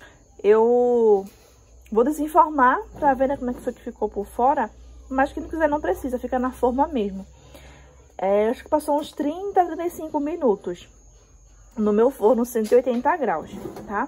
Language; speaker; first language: Portuguese; native; Portuguese